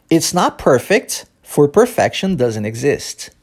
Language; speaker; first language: English; early bilingual, other home language; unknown